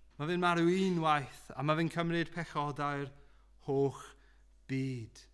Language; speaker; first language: Welsh; non-native, local second language; English